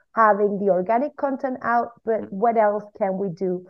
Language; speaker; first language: English; non-native, fluent; Spanish